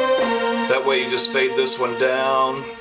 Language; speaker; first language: English; native; English